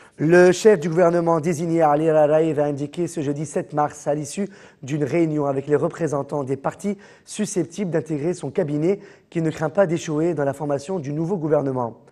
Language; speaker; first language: French; non-native, local second language; Arabic